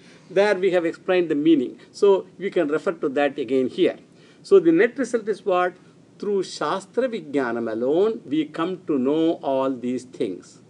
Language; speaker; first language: English; non-native, local second language; Tamil